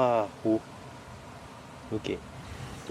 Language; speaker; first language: French; non-native, learner; Japanese